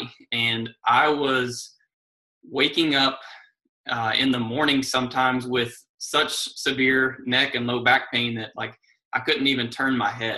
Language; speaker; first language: English; native; English